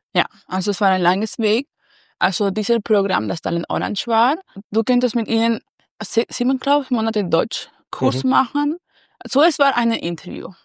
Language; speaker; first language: German; non-native, learner; Spanish